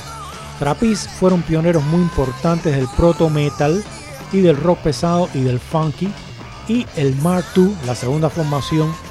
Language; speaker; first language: Spanish; native; Spanish